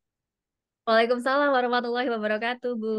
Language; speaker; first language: Indonesian; native; Indonesian